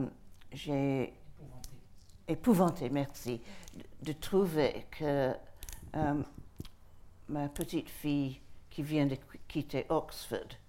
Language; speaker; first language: French; non-native, fluent; English